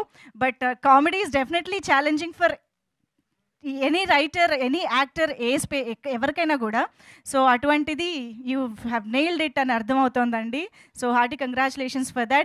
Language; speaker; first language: Telugu; native; Telugu